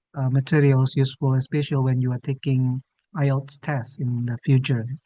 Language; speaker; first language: English; non-native, fluent; Indonesian